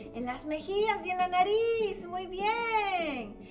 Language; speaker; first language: Spanish; native; Spanish